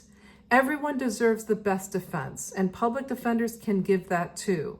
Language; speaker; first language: English; native; English